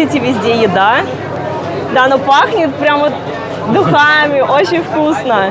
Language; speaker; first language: Russian; native; Russian